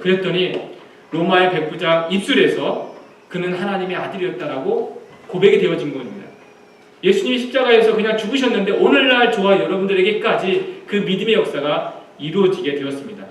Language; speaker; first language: Korean; native; Korean